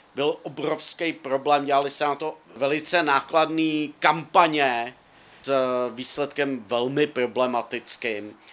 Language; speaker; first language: Czech; native; Czech